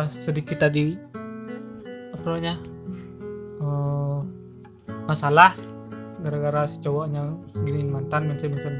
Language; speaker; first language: Indonesian; native; Indonesian